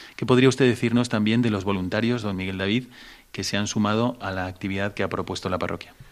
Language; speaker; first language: Spanish; native; Spanish